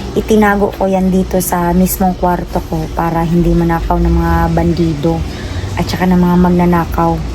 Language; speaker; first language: Filipino; non-native, local second language; Cebuano